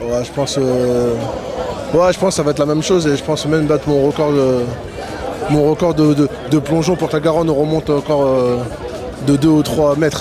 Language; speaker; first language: French; native; French